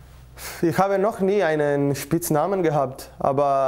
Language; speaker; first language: German; non-native, learner; Italian